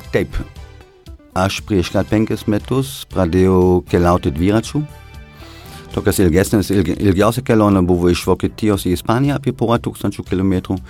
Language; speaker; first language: Lithuanian; non-native, fluent; German